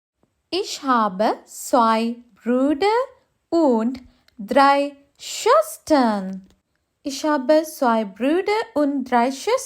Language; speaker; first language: German; non-native, learner; Sinhala